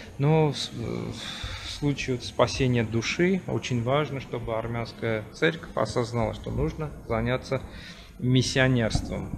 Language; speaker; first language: Russian; non-native, local second language; Armenian